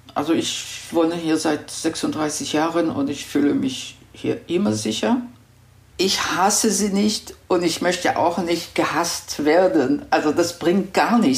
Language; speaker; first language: German; non-native, fluent; Hebrew